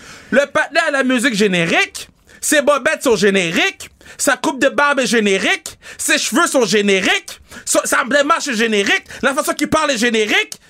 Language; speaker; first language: French; native; French